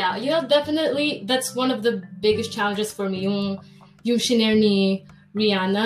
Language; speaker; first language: English; non-native, local second language; Filipino